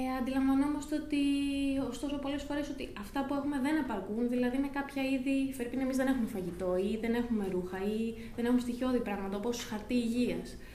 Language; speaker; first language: Greek; native; Greek